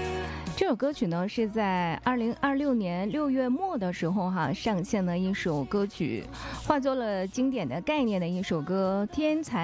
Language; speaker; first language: Chinese; native; Chinese